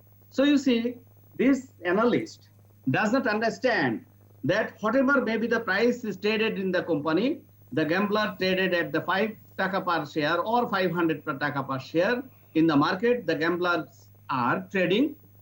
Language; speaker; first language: English; non-native, local second language; Bangla